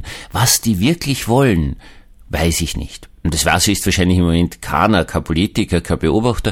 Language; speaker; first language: German; native; German